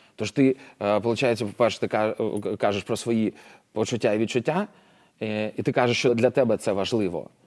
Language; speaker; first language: Ukrainian; non-native, local second language; Russian